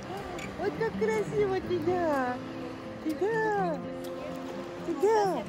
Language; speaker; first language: Russian; native; Russian